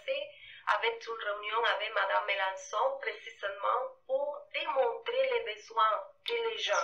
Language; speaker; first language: French; non-native, fluent; Spanish